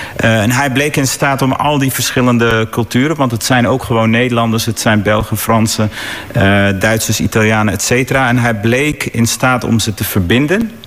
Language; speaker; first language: Dutch; early bilingual, other home language; Arabic